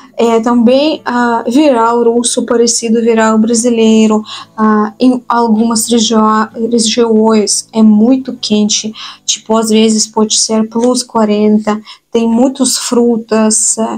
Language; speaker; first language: Portuguese; non-native, fluent; Russian